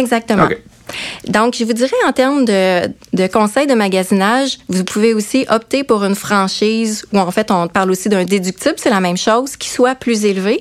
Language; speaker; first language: French; native; French